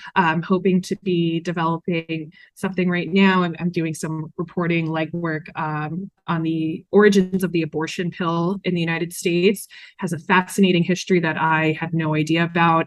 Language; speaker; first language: English; native; English